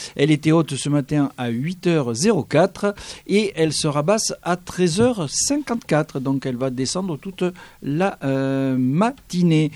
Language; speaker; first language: French; native; French